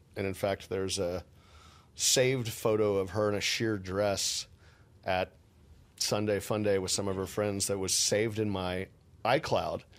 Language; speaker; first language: English; native; English